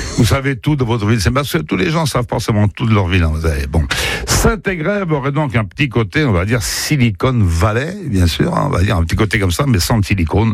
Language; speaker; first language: French; native; French